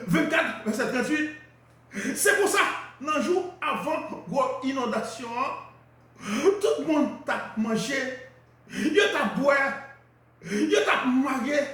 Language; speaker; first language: French; non-native, local second language; Haitian Creole